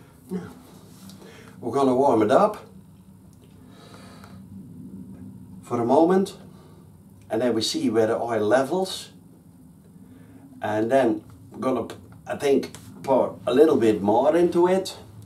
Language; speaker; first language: English; non-native, fluent; Dutch